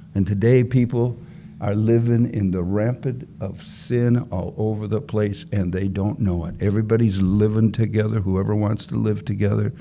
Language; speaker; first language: English; native; English